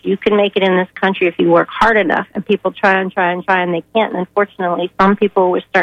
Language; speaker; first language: English; native; English